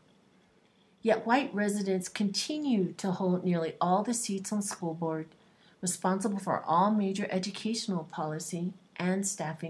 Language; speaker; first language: English; native; English